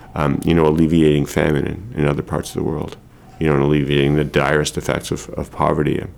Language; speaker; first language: English; native; English